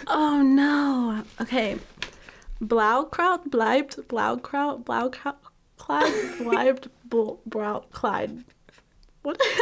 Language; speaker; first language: German; non-native, learner; English